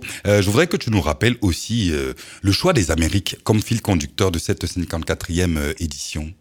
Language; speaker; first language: French; native; French